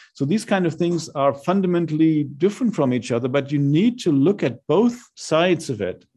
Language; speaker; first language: English; non-native, fluent; German